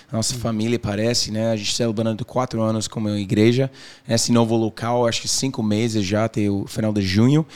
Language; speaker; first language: Portuguese; non-native, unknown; English